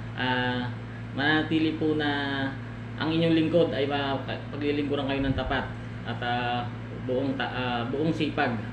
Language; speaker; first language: Filipino; native; Filipino